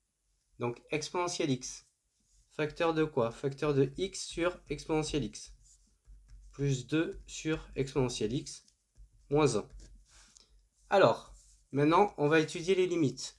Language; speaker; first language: French; native; French